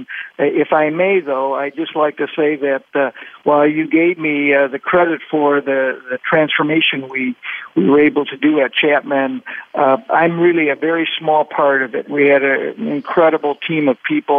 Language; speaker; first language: English; native; English